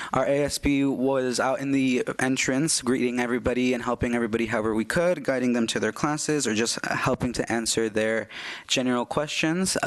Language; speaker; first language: English; early bilingual, other home language; Spanish